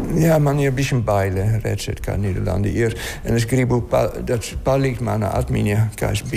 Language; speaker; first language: Latvian; non-native, learner; Dutch